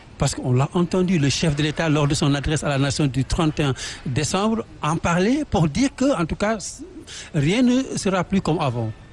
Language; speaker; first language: French; non-native, local second language; Wolof